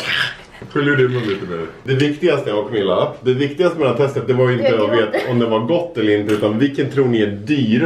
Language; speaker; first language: Swedish; native; Swedish